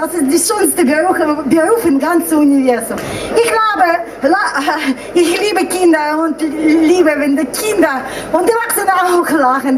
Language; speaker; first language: German; non-native, learner; Russian